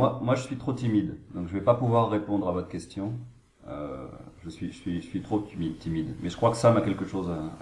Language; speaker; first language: French; native; French